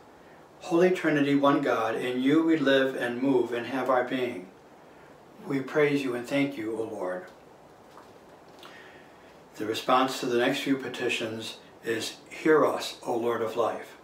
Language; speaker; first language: English; native; English